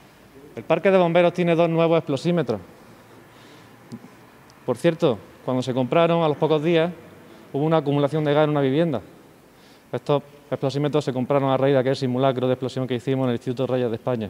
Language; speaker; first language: Spanish; native; Spanish